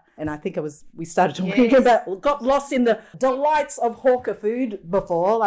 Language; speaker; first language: English; native; English